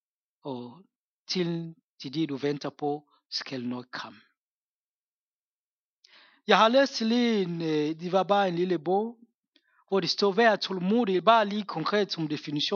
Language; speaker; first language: Danish; non-native, fluent; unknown